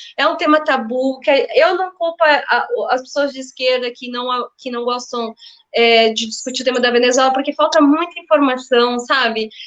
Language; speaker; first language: Portuguese; native; Portuguese